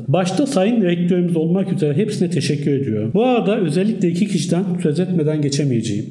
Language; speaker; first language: Turkish; native; Turkish